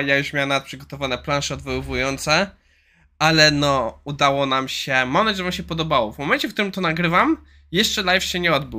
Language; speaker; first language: Polish; native; Polish